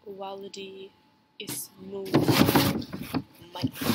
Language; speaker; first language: Arabic; non-native, learner; English